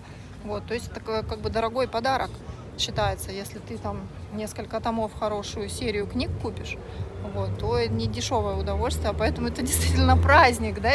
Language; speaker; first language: Russian; native; Russian